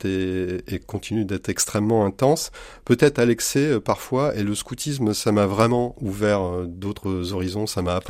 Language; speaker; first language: French; native; French